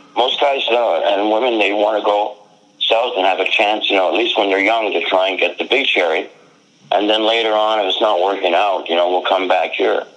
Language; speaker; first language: English; native; English